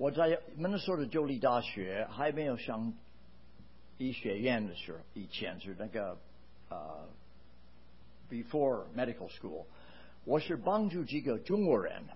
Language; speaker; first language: Chinese; non-native, fluent; English